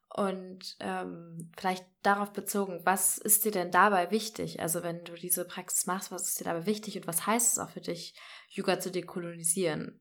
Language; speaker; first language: German; early bilingual, other home language; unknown